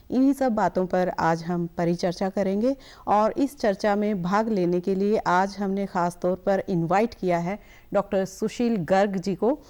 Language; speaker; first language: Hindi; native; Hindi